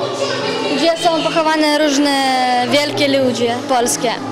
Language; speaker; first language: Polish; non-native, learner; Ukrainian